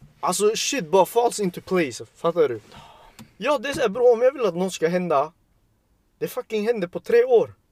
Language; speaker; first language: Swedish; early bilingual, other home language; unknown